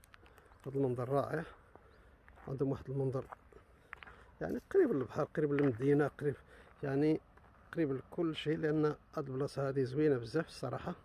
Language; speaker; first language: Arabic; native; Arabic